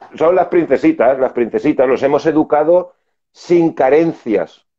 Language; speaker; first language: Spanish; native; Spanish